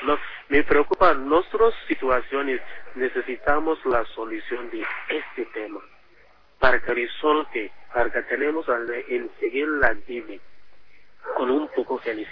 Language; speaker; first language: Spanish; non-native, learner; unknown